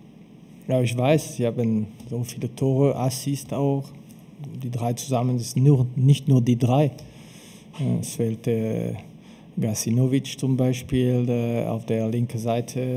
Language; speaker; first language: German; non-native, local second language; French